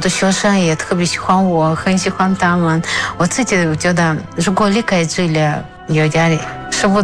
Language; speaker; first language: Chinese; non-native, fluent; Russian